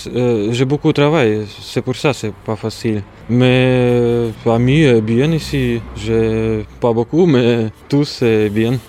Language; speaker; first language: French; non-native, fluent; Latvian